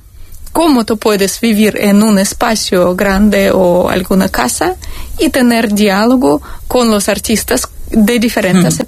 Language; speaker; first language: Spanish; non-native, fluent; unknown